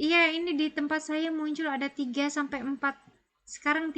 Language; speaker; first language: Indonesian; native; Indonesian